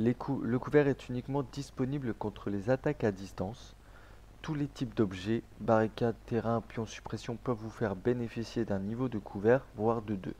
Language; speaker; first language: French; native; French